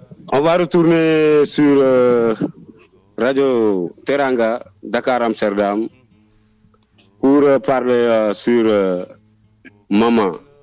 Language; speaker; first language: French; non-native, local second language; Wolof